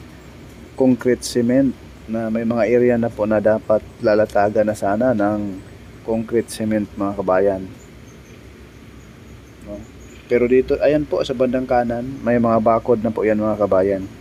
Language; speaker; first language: Filipino; native; Filipino